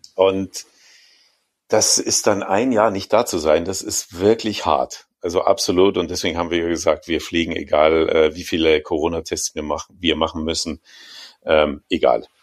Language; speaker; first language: German; native; German